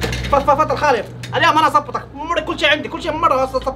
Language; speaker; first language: Arabic; native; Arabic